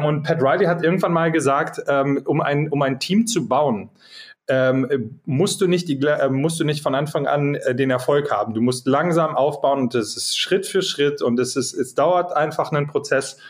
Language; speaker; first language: German; native; German